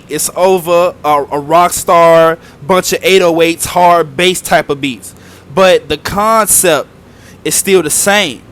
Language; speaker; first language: English; native; English